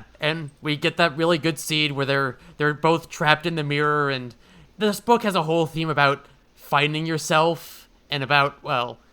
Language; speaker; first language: English; native; English